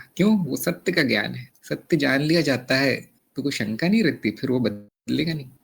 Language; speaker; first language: Hindi; native; Hindi